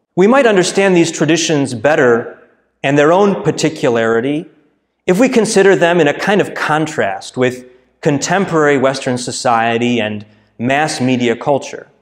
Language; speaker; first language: English; native; English